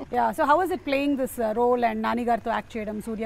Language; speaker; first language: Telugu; native; Telugu